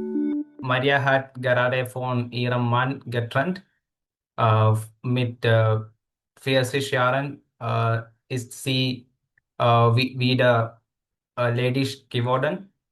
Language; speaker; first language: German; non-native, learner; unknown